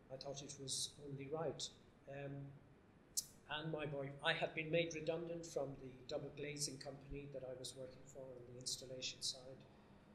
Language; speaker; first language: English; native; English